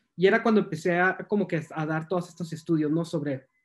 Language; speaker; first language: Spanish; native; Spanish